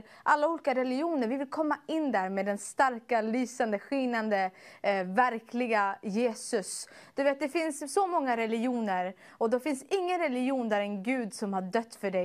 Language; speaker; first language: Swedish; early bilingual, other home language; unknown